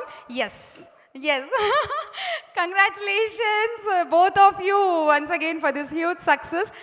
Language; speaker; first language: Telugu; native; Telugu